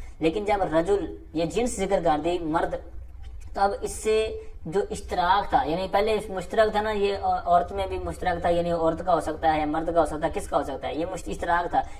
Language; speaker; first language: Urdu; non-native, local second language; Punjabi